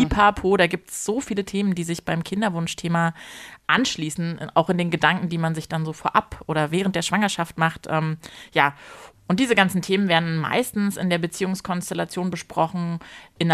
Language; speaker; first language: German; native; German